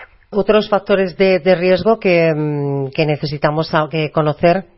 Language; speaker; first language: Spanish; native; Spanish